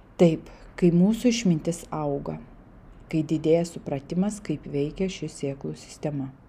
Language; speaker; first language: Lithuanian; non-native, local second language; Russian